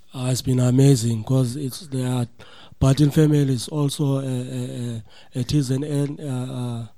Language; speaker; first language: English; non-native, local second language; Xhosa